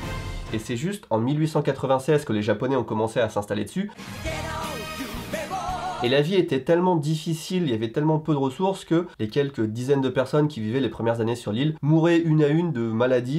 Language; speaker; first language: French; native; French